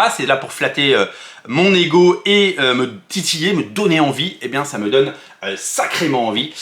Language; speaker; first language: French; native; French